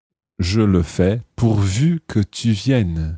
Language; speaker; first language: French; non-native, fluent; English